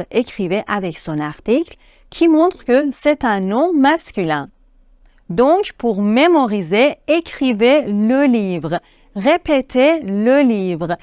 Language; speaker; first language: French; non-native, fluent; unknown